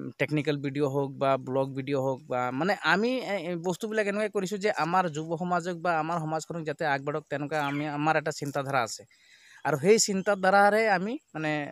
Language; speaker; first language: Assamese; non-native, local second language; Sadri